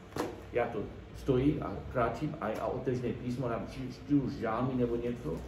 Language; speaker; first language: Czech; non-native, learner; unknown